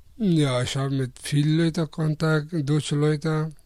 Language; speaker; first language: German; non-native, learner; Persian